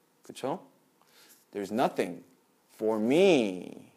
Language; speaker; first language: English; non-native, fluent; Korean